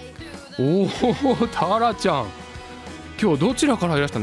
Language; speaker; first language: Japanese; native; Japanese